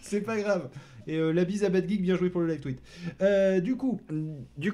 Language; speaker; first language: French; native; French